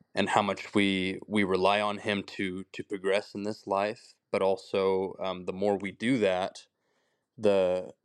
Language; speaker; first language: English; native; English